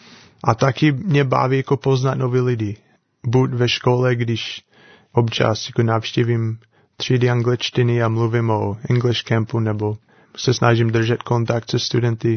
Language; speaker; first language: Czech; non-native, learner; English